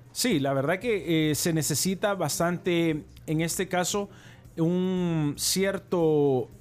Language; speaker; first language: Spanish; native; Spanish